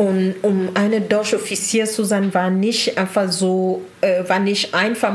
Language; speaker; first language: German; non-native, learner; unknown